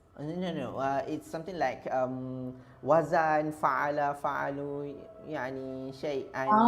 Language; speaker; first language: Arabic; non-native, learner; Malay